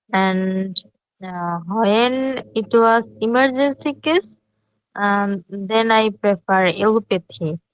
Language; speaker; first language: English; non-native, learner; Bangla